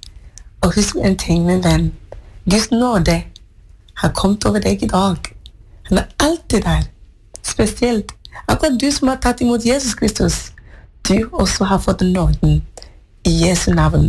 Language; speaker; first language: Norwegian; non-native, fluent; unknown